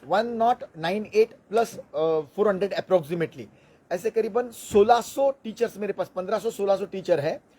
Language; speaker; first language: Hindi; non-native, local second language; Marathi